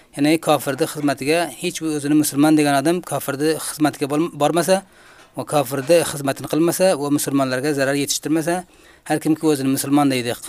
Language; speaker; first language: Uzbek; native; Uzbek